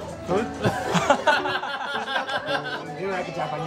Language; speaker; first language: English; non-native, learner; Japanese